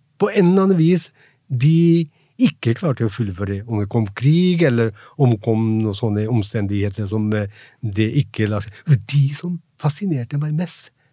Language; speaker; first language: Norwegian; non-native, fluent; Punjabi